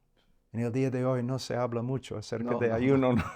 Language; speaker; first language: Spanish; non-native, fluent; English